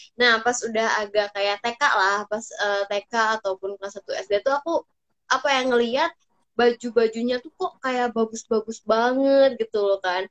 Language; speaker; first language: Indonesian; native; Indonesian